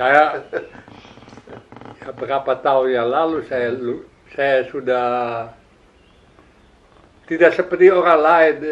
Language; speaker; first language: Indonesian; non-native, learner; Dutch